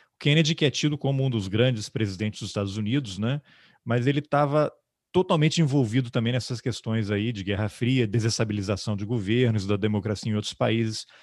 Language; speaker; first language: Portuguese; native; Portuguese